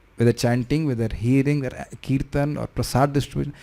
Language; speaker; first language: English; non-native, local second language; Hindi